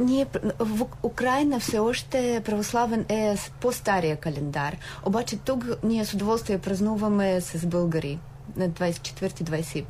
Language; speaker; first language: Bulgarian; non-native, fluent; Ukrainian